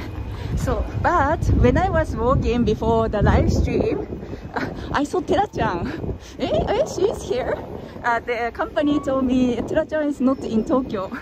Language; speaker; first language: English; non-native, fluent; Japanese